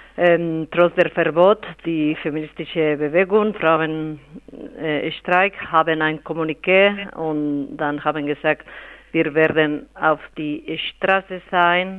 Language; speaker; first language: German; non-native, fluent; Spanish